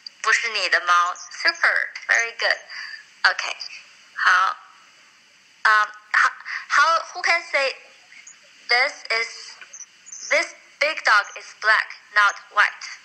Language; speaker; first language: English; non-native, fluent; Chinese